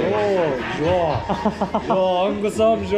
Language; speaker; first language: Korean; non-native, learner; Arabic